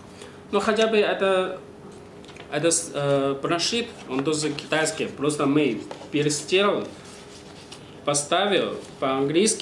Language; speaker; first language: Russian; non-native, learner; Chinese